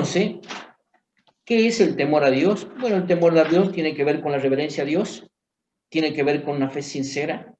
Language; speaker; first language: Spanish; native; Spanish